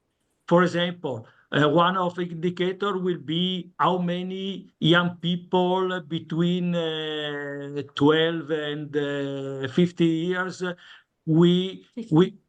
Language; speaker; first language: English; non-native, learner; Italian